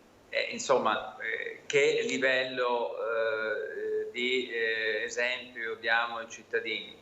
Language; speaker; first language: Italian; native; Italian